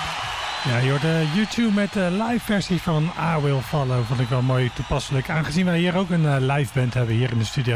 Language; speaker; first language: Dutch; native; Dutch